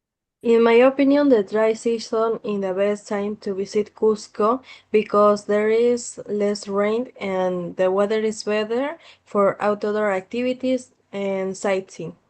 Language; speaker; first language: English; non-native, learner; Spanish